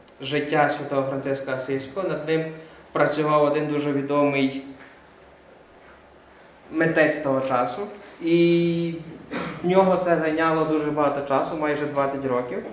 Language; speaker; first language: Ukrainian; native; Ukrainian